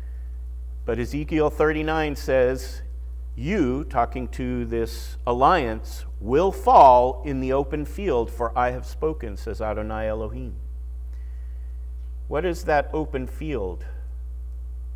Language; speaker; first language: English; native; English